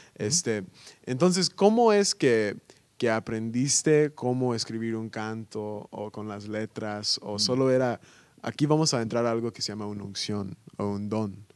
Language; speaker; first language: Spanish; early bilingual, heritage; Spanish